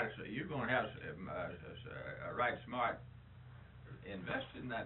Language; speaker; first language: English; native; English